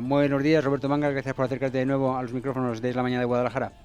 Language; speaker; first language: Spanish; native; Spanish